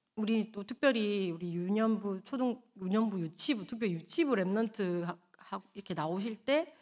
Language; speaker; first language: Korean; native; Korean